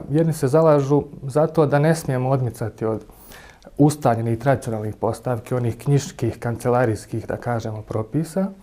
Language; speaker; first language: Bosnian; native; Bosnian